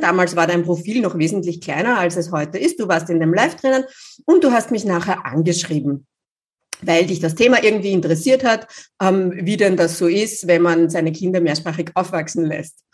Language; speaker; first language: German; native; German